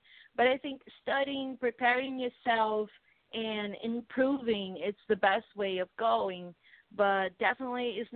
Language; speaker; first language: English; non-native, fluent; Portuguese